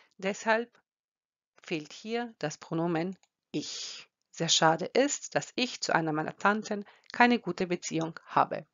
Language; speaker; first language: German; non-native, fluent; Croatian